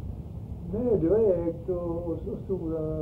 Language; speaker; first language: Swedish; early bilingual, heritage; Swedish